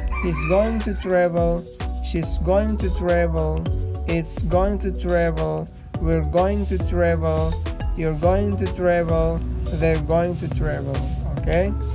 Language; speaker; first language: English; non-native, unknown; Indonesian